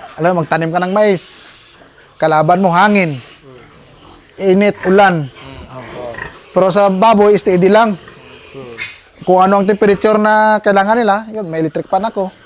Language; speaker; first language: Filipino; non-native, local second language; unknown